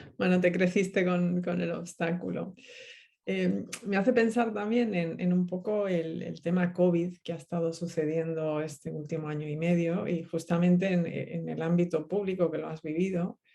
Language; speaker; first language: Spanish; native; Spanish